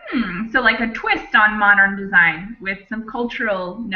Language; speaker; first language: English; native; English